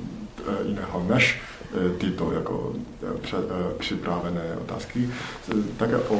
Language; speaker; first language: Czech; non-native, learner; Chinese